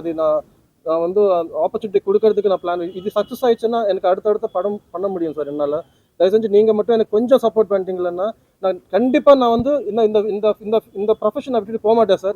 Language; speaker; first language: Tamil; non-native, fluent; Telugu